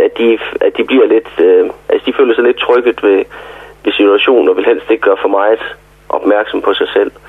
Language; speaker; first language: Danish; native; Danish